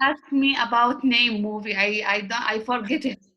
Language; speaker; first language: English; non-native, learner; Arabic